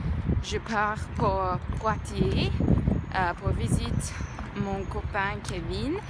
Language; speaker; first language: French; non-native, learner; English